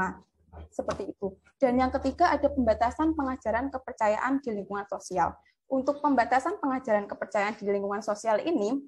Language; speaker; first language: Indonesian; native; Indonesian